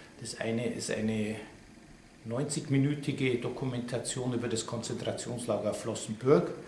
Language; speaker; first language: German; native; German